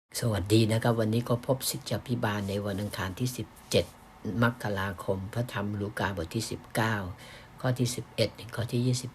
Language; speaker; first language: Thai; native; Thai